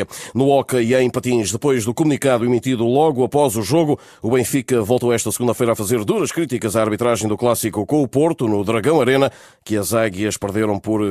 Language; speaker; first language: Portuguese; native; Portuguese